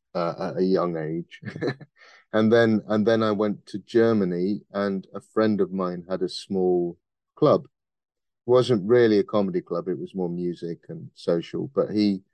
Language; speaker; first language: English; native; English